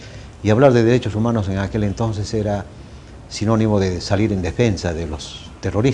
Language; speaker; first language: Spanish; native; Spanish